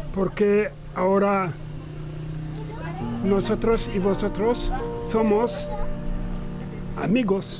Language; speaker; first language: Spanish; non-native, learner; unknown